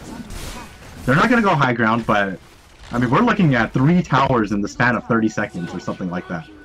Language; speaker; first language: English; native; English